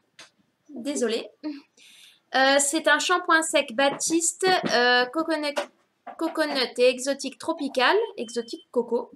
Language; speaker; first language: French; native; French